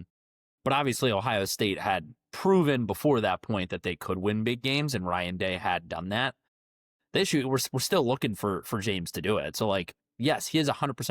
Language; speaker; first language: English; native; English